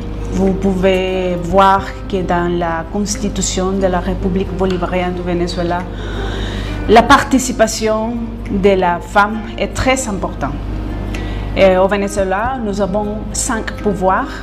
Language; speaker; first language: French; non-native, fluent; Spanish